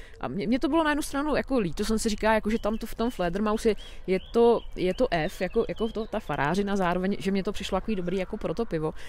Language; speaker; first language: Czech; native; Czech